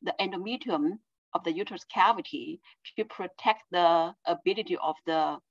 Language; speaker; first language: English; non-native, fluent; Chinese